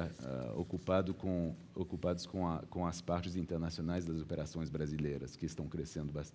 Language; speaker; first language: Portuguese; early bilingual, heritage; Portuguese